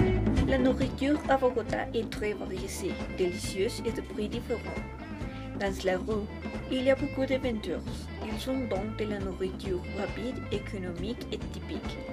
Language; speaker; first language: French; non-native, learner; Spanish